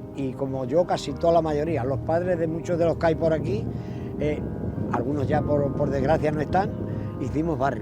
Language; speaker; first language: Spanish; native; Spanish